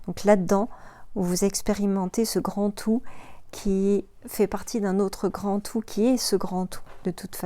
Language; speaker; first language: French; native; French